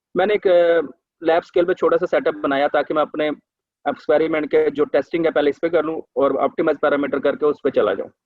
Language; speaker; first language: Urdu; non-native, local second language; Punjabi